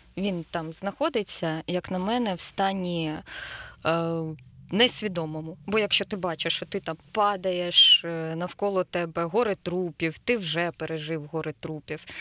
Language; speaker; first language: Ukrainian; native; Ukrainian